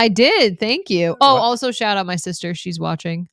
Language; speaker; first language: English; native; English